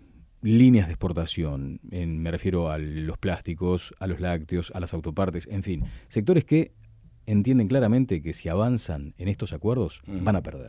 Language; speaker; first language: Spanish; native; Spanish